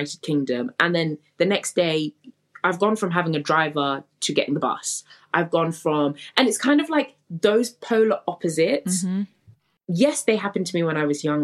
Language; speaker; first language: English; native; English